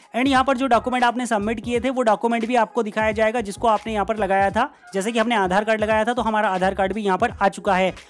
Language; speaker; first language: Hindi; native; Hindi